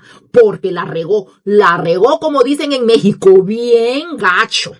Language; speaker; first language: Spanish; native; Spanish